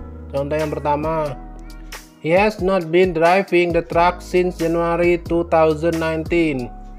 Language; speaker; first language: English; non-native, fluent; Indonesian